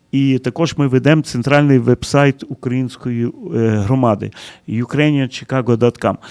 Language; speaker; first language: Ukrainian; early bilingual, heritage; Ukrainian